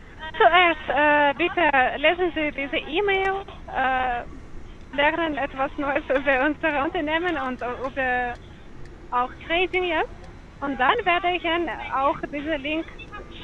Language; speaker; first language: German; non-native, learner; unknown